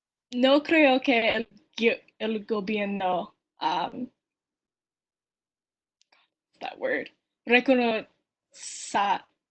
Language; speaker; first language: Spanish; non-native, learner; English